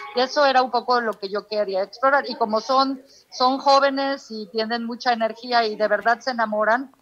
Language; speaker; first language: Spanish; native; Spanish